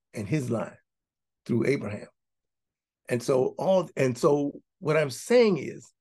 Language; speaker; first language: English; native; English